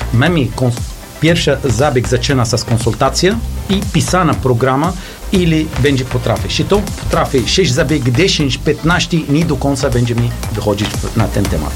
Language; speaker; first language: Polish; non-native, learner; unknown